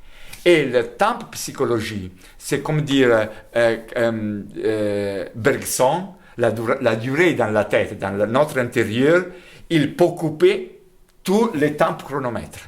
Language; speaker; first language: French; non-native, fluent; Italian